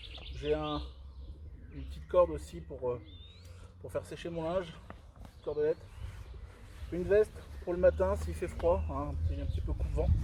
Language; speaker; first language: French; native; French